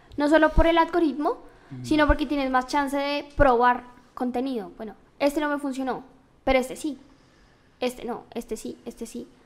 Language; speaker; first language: Spanish; native; Spanish